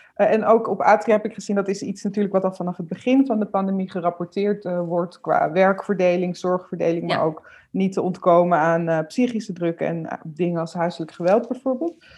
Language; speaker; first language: Dutch; native; Dutch